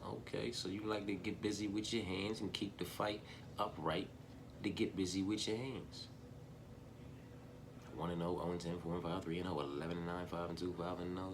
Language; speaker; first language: English; native; English